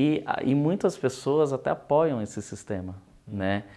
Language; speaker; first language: Portuguese; native; Portuguese